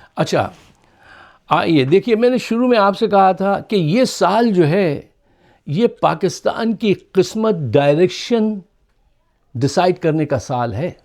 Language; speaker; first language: Urdu; native; Urdu